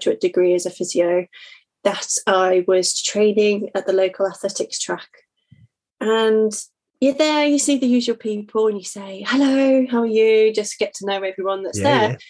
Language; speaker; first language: English; native; English